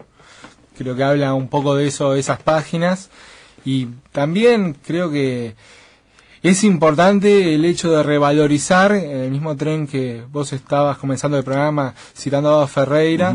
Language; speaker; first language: Spanish; native; Spanish